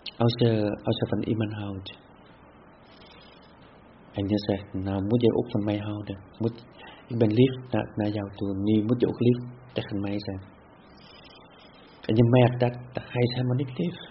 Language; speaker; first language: Dutch; non-native, fluent; Vietnamese